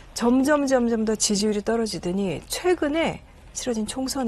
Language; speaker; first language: Korean; native; Korean